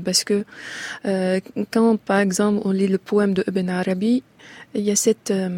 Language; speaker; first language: French; non-native, fluent; Arabic